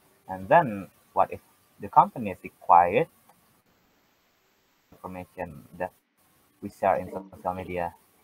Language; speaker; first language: English; non-native, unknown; Indonesian